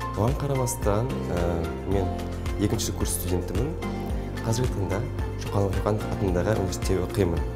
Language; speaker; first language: Kazakh; non-native, local second language; Russian